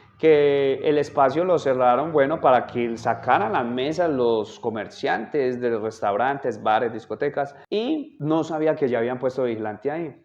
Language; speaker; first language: Spanish; native; Spanish